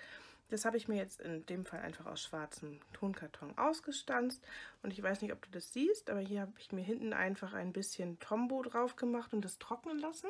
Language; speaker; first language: German; native; German